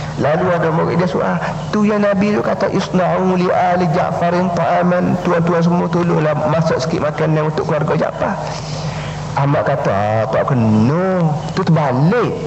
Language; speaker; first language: Malay; native; Malay